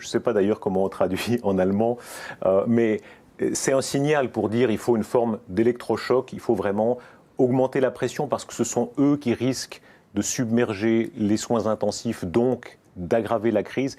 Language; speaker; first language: French; native; French